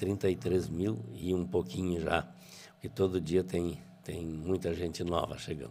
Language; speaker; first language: Portuguese; native; Portuguese